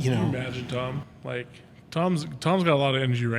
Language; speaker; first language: English; native; English